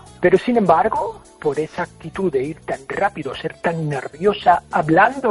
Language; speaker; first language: Spanish; non-native, fluent; English